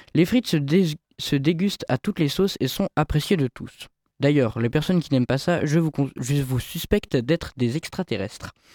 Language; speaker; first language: French; native; French